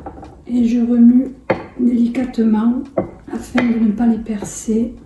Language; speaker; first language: French; native; French